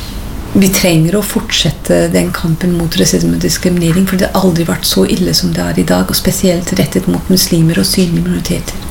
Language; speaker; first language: Norwegian; non-native, fluent; English